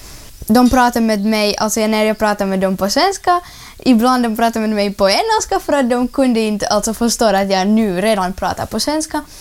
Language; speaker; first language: Swedish; early bilingual, other home language; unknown